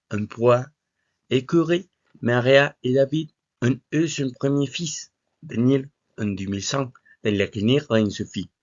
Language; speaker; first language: French; non-native, learner; Spanish